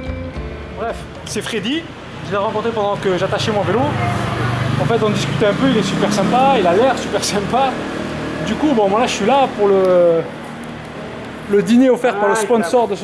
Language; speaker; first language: French; native; French